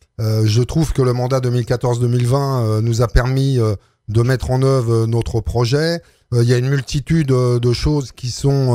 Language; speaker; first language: French; native; French